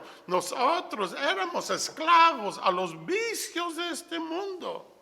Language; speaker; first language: Spanish; non-native, fluent; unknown